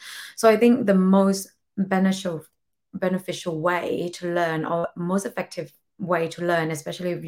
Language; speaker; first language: English; non-native, fluent; Thai